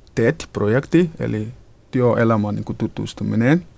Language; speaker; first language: Finnish; non-native, fluent; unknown